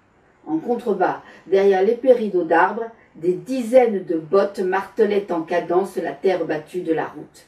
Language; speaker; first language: French; native; French